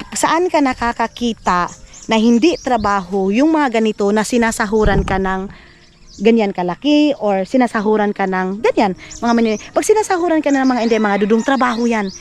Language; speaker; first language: Filipino; non-native, local second language; Cebuano